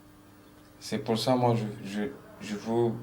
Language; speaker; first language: French; early bilingual, other home language; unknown